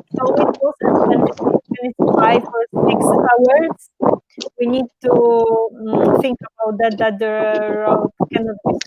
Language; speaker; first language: English; non-native, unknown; Polish